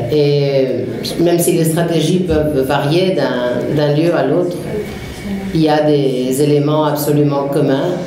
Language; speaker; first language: French; non-native, fluent; Spanish